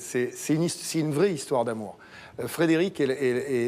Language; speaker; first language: French; native; French